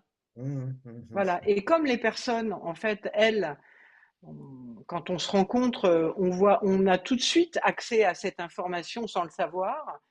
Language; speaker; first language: French; native; French